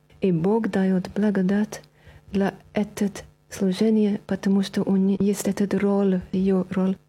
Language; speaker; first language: Russian; non-native, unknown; French